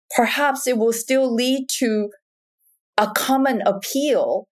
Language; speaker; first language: English; non-native, fluent; Japanese